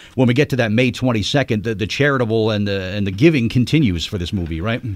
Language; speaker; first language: English; native; English